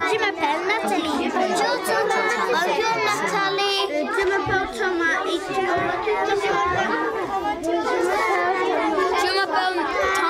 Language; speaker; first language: French; non-native, learner; English